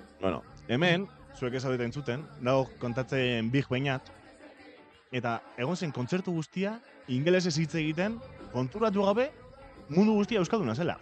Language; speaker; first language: Basque; non-native, local second language; Spanish